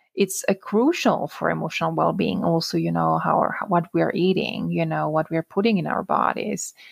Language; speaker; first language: English; non-native, fluent; Italian